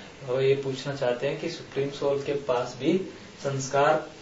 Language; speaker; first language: Hindi; native; Hindi